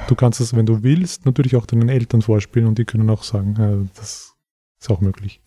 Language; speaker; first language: German; native; German